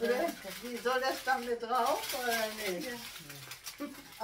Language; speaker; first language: German; native; German